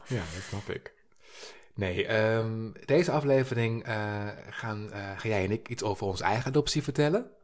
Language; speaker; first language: Dutch; native; Dutch